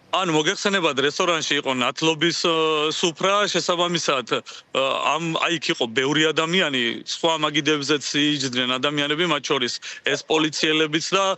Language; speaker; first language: Georgian; native; Georgian